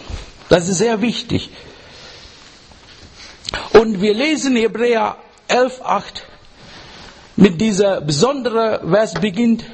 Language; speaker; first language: German; non-native, learner; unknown